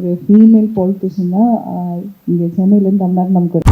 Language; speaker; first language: Tamil; early bilingual, heritage; Tamil